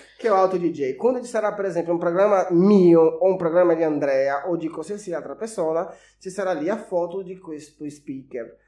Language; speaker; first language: Italian; non-native, fluent; Portuguese